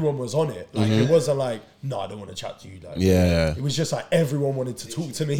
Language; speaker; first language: English; native; English